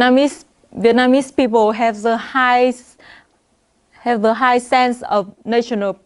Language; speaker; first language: English; non-native, learner; Vietnamese